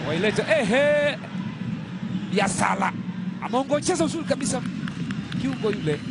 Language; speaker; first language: Swahili; non-native, local second language; Kinyarwanda